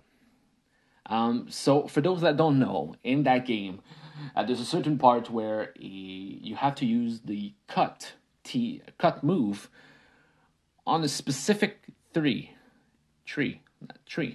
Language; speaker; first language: English; non-native, fluent; French